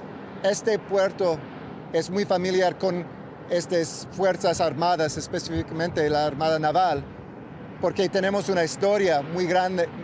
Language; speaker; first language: Spanish; non-native, local second language; English